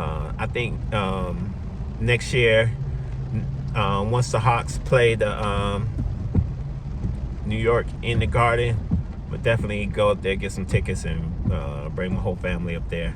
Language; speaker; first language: English; native; English